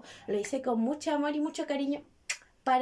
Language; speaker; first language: Spanish; native; Spanish